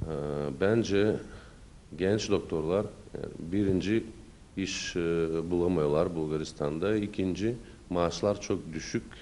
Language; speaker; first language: Turkish; early bilingual, heritage; Turkish